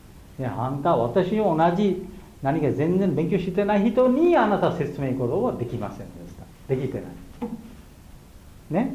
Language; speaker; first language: Japanese; non-native, learner; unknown